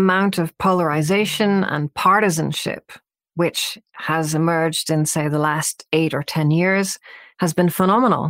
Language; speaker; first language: English; native; English